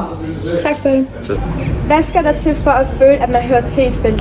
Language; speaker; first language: Danish; native; Danish